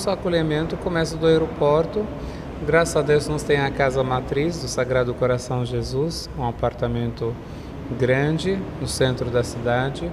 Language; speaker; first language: Portuguese; non-native, fluent; Arabic